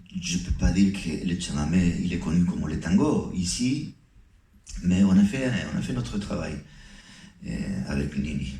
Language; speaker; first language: French; non-native, fluent; Spanish